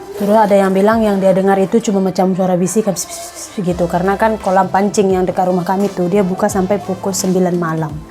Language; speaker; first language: Indonesian; native; Indonesian